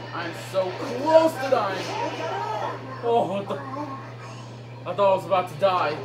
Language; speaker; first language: English; native; English